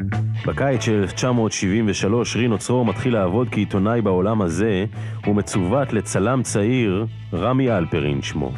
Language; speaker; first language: Hebrew; native; Hebrew